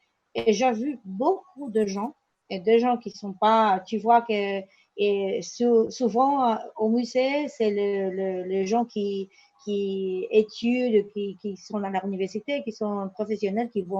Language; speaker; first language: French; non-native, learner; Spanish